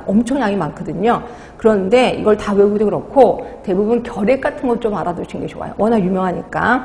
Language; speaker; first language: Korean; native; Korean